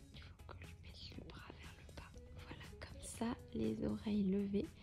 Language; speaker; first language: French; native; French